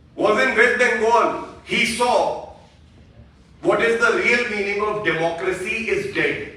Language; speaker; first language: English; non-native, local second language; Hindi